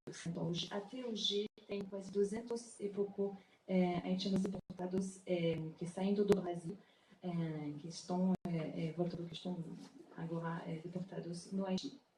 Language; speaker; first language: Portuguese; non-native, fluent; French